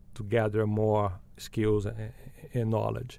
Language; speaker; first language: English; non-native, fluent; Portuguese